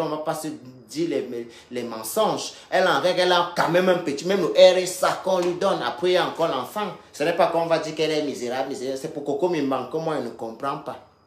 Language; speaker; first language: French; native; French